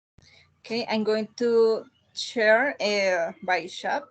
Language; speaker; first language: English; non-native, learner; Spanish